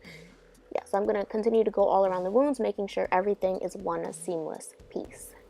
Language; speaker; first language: English; native; English